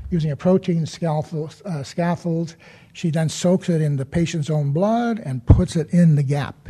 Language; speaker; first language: English; native; English